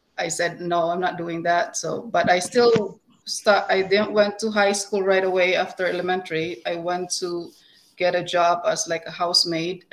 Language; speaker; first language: English; non-native, local second language; Cebuano